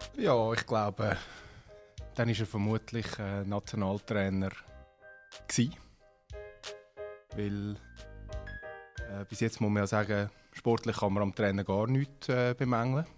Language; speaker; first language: German; native; German